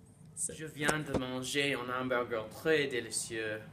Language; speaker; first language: French; non-native, learner; English